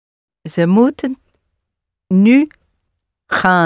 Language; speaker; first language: Dutch; non-native, learner; English